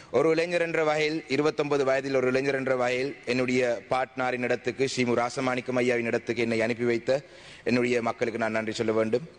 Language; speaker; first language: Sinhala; non-native, local second language; Tamil